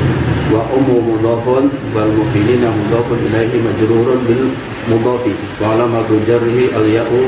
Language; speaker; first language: Arabic; non-native, learner; Indonesian